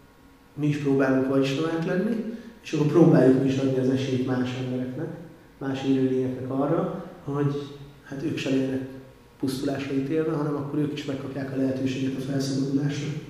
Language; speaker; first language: Hungarian; native; Hungarian